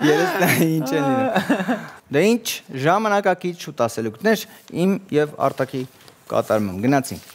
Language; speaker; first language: Armenian; native; Armenian